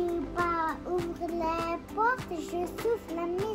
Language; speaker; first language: French; early bilingual, other home language; Bangla